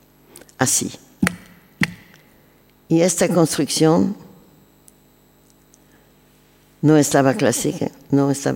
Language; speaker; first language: Spanish; non-native, learner; French